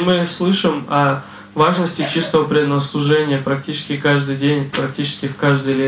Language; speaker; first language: Russian; native; Russian